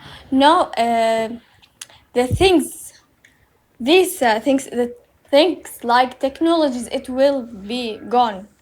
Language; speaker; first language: English; non-native, learner; Uzbek